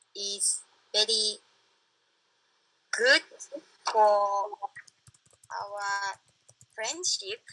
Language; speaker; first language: English; non-native, learner; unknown